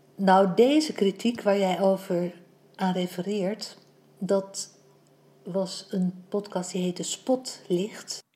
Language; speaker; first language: Dutch; native; Dutch